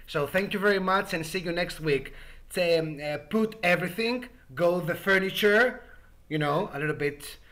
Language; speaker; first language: English; non-native, learner; Greek